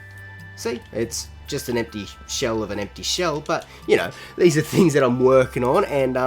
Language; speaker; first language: English; native; English